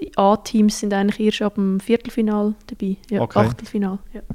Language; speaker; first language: German; native; German